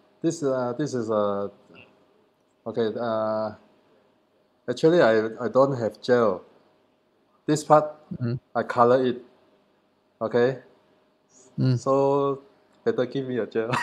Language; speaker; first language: English; non-native, learner; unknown